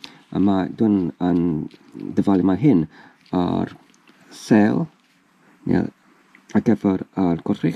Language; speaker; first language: Welsh; non-native, learner; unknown